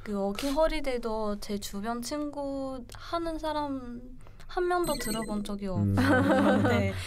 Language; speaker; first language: Korean; non-native, learner; Chinese